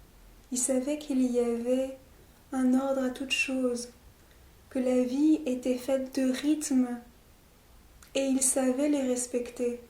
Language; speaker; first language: French; native; French